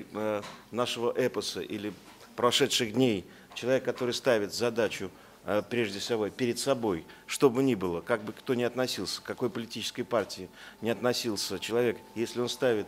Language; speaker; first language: Russian; native; Russian